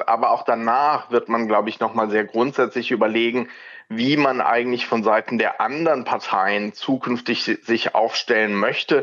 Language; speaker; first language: German; native; German